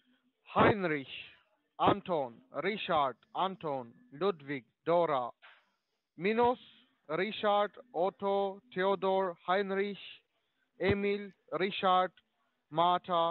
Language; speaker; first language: German; non-native, learner; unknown